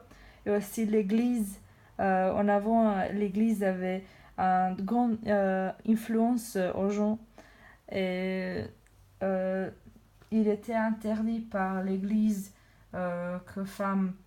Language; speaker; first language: French; non-native, learner; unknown